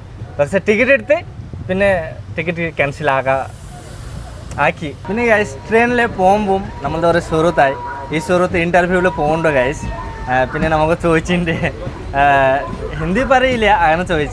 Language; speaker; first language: Malayalam; non-native, learner; Bangla